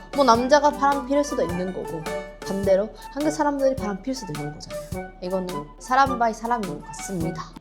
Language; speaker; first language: Korean; non-native, fluent; Japanese